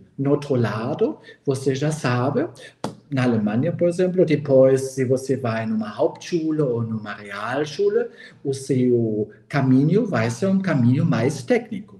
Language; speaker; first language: Portuguese; non-native, fluent; German